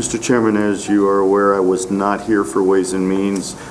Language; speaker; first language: English; native; English